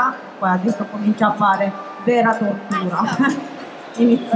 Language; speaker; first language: Italian; non-native, fluent; Japanese